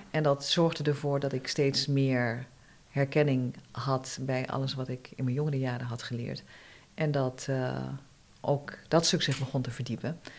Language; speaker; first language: Dutch; early bilingual, other home language; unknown